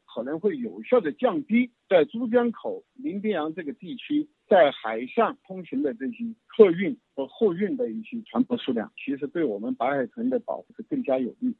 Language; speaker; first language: Chinese; native; Chinese